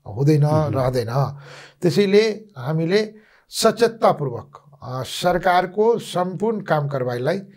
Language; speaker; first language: Nepali; non-native, local second language; Maithili